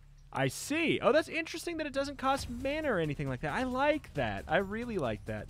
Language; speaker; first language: English; native; English